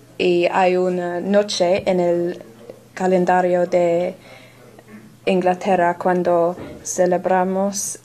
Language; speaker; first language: Spanish; non-native, learner; English